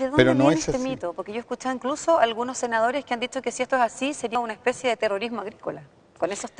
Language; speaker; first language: Spanish; native; Spanish